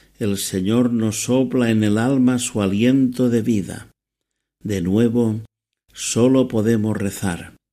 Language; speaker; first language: Spanish; native; Spanish